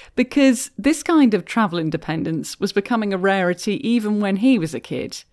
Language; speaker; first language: English; native; English